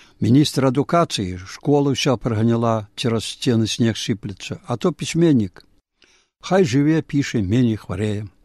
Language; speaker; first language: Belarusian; native; Belarusian